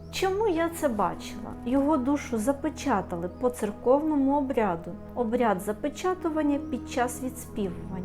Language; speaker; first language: Ukrainian; native; Ukrainian